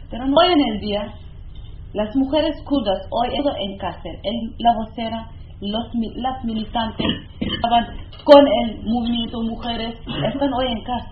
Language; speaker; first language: Spanish; non-native, learner; Kurdish